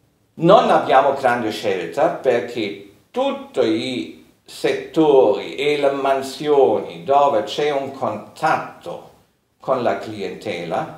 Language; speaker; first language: Italian; non-native, fluent; German